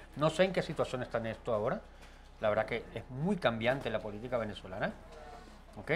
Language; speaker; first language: Spanish; native; Spanish